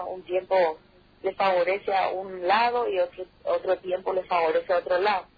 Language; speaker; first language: Spanish; native; Spanish